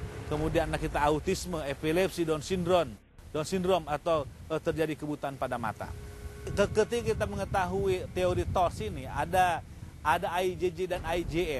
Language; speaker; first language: Indonesian; native; Indonesian